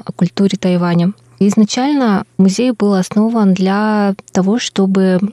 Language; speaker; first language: Russian; native; Russian